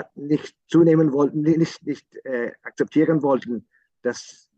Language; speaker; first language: German; non-native, fluent; English